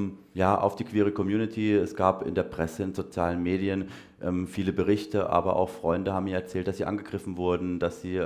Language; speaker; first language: German; native; German